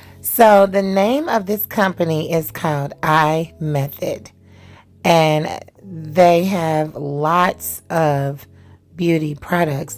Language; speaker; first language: English; native; English